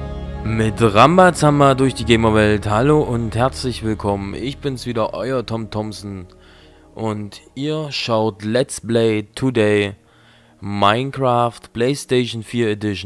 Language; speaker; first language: German; native; German